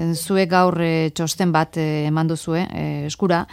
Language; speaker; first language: Basque; native; Basque